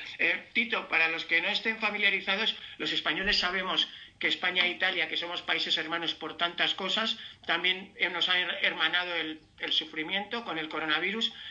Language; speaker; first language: Spanish; native; Spanish